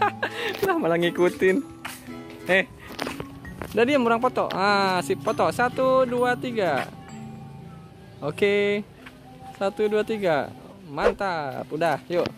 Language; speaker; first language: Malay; non-native, local second language; Sundanese